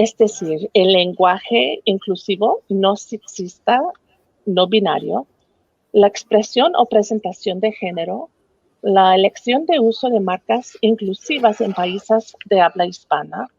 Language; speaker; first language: Spanish; non-native, fluent; English